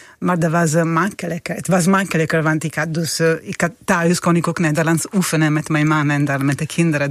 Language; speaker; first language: Dutch; non-native, fluent; Italian